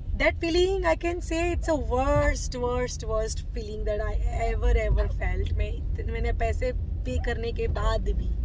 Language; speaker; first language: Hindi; non-native, local second language; Gujarati